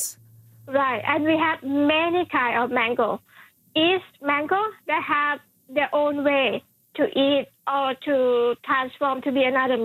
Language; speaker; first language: English; non-native, fluent; Thai